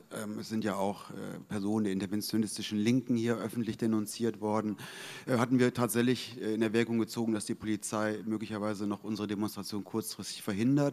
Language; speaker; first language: German; native; German